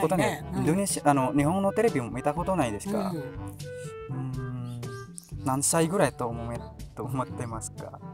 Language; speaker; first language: Japanese; non-native, learner; Indonesian